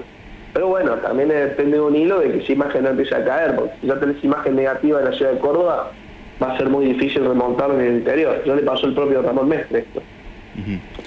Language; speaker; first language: Spanish; native; Spanish